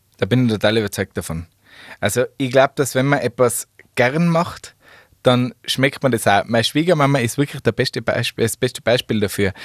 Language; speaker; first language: German; native; German